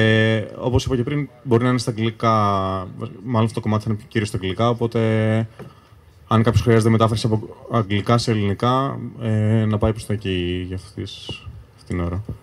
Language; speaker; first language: Greek; native; Greek